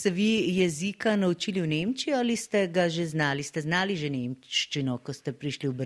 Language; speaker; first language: Slovenian; native; Slovenian